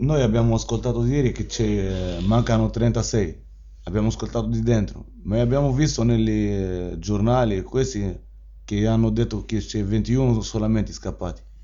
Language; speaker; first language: Italian; non-native, learner; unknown